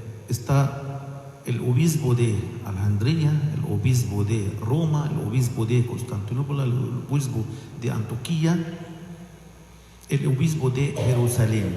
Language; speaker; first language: Spanish; non-native, fluent; Arabic